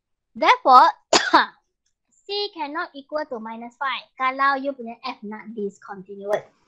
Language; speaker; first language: English; non-native, local second language; Malay